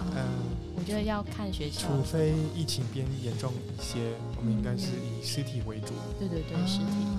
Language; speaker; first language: Chinese; non-native, fluent; Spanish